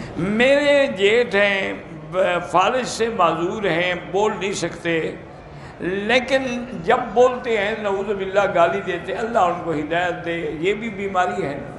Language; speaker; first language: Urdu; early bilingual, heritage; Urdu